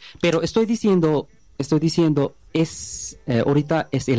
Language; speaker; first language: Spanish; non-native, learner; Bangla